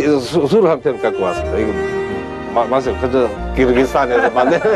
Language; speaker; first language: Korean; early bilingual, heritage; Korean